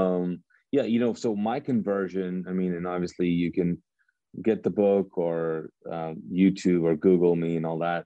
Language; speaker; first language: English; non-native, fluent; Urdu